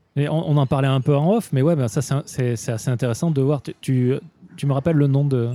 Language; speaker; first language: French; native; French